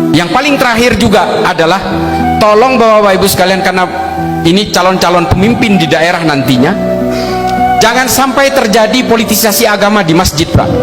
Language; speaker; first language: Indonesian; non-native, local second language; Madurese